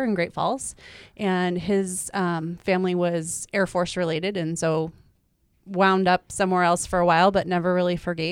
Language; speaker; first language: English; native; English